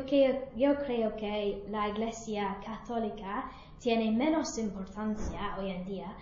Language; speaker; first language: Spanish; non-native, learner; English